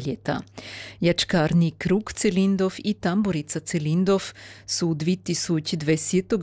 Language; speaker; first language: Serbian; native; Serbian